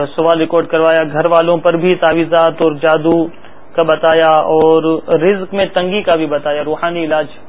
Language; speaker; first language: Urdu; native; Urdu